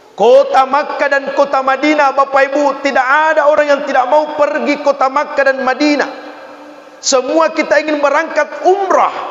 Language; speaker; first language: Malay; non-native, local second language; Buginese